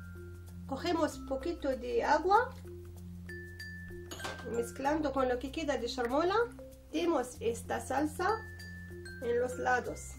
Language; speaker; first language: Spanish; non-native, learner; Arabic